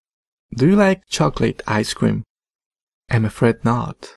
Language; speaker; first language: English; non-native, fluent; Spanish